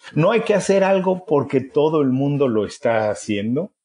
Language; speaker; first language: Spanish; native; Spanish